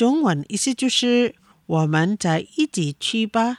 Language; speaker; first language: Chinese; non-native, fluent; Indonesian